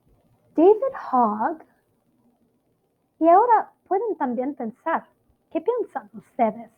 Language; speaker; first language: Spanish; non-native, fluent; Italian